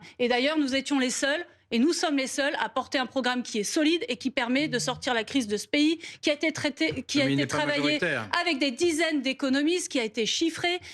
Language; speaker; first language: French; native; French